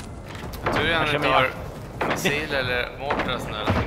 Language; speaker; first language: Swedish; native; Swedish